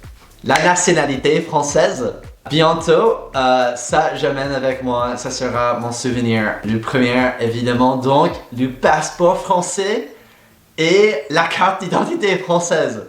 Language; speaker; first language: French; non-native, fluent; English